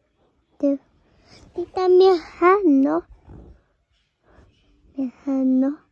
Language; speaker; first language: Swedish; early bilingual, other home language; Mongolian